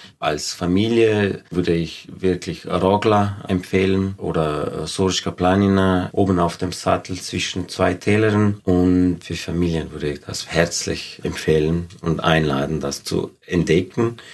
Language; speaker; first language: German; non-native, fluent; Slovenian